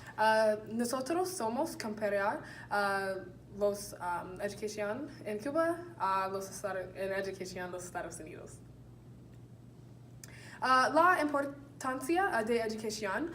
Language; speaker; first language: Spanish; non-native, learner; English